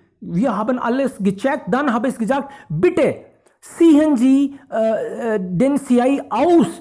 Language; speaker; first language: German; non-native, fluent; Hindi